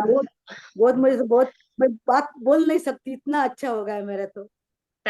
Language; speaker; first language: Hindi; non-native, local second language; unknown